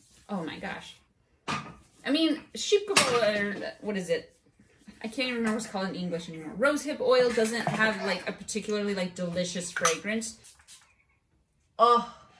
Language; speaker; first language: English; native; English